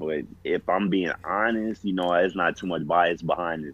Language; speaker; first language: English; native; English